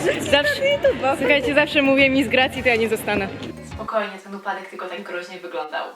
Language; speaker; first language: Polish; native; Polish